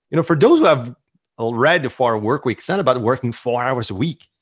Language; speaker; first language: English; non-native, fluent; French